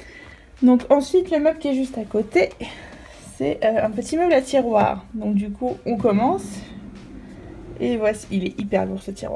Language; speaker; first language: French; native; French